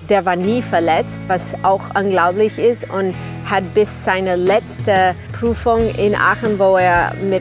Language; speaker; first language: German; non-native, fluent; English